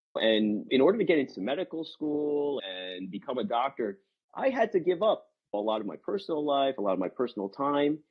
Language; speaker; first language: English; native; English